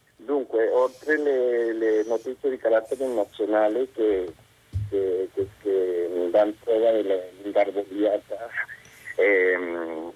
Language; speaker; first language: Italian; non-native, fluent; Spanish